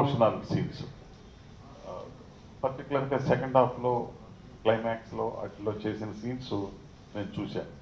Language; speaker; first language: Telugu; native; Telugu